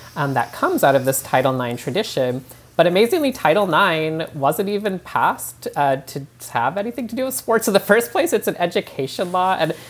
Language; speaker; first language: English; native; English